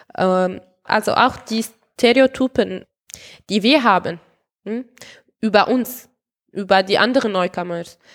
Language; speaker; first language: German; non-native, fluent; Arabic